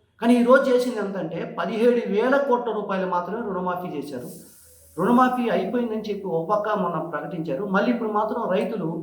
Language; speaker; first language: Telugu; native; Telugu